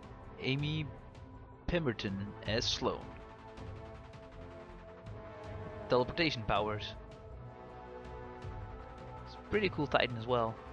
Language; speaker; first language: English; non-native, fluent; Dutch